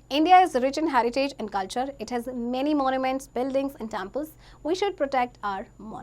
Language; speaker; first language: English; non-native, local second language; Hindi